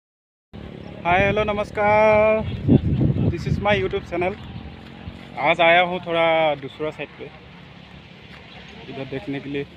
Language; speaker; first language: Hindi; non-native, local second language; Assamese